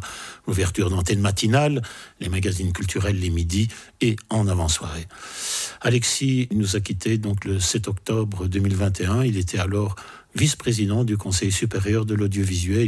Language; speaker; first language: French; native; French